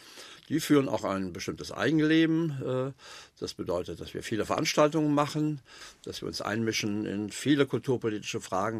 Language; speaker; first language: German; native; German